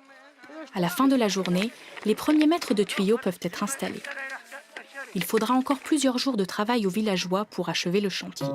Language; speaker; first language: French; native; French